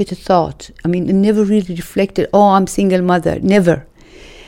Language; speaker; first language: English; non-native, fluent; Persian